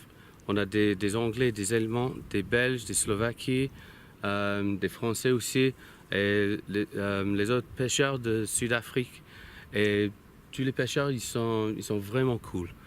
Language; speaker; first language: French; non-native, learner; English